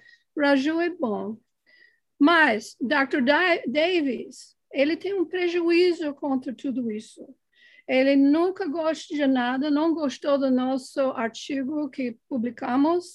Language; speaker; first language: Portuguese; non-native, fluent; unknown